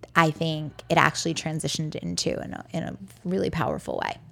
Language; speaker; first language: English; native; English